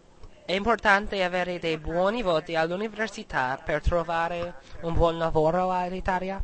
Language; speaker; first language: Italian; non-native, learner; English